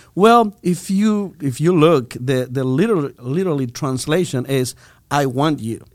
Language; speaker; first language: English; non-native, fluent; Spanish